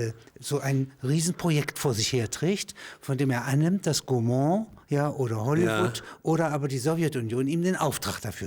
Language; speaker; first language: German; native; German